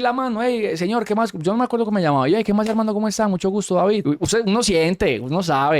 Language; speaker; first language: Spanish; native; Spanish